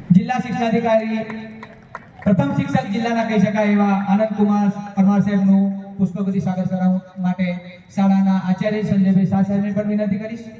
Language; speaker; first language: Gujarati; native; Gujarati